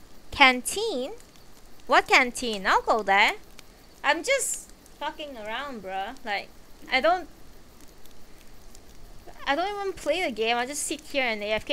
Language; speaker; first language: English; non-native, local second language; Cantonese